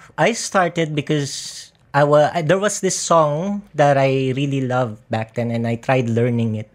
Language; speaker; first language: English; non-native, local second language; Filipino